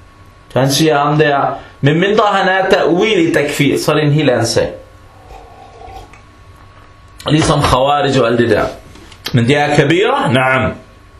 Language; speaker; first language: Danish; non-native, fluent; Arabic